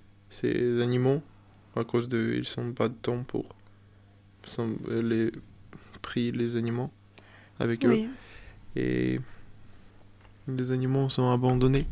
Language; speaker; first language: French; non-native, learner; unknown